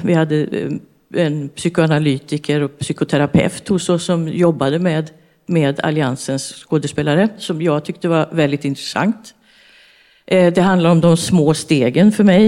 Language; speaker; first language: Swedish; native; Swedish